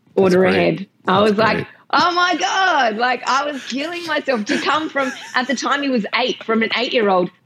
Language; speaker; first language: English; native; English